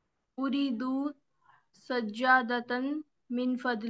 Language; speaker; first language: Arabic; non-native, learner; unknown